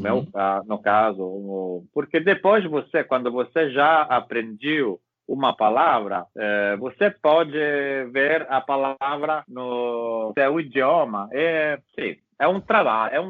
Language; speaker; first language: Portuguese; non-native, learner; Italian